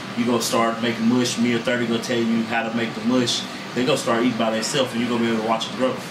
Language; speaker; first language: English; native; English